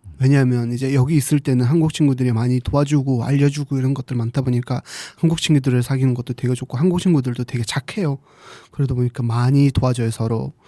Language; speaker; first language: Korean; non-native, fluent; Mongolian